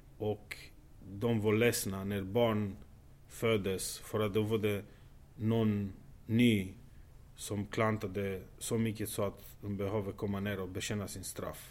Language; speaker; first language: Swedish; non-native, fluent; Romanian